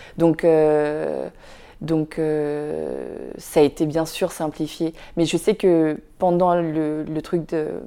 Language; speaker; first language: French; early bilingual, other home language; Vietnamese